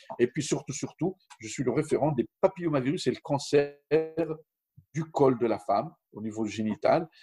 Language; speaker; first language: French; non-native, local second language; Arabic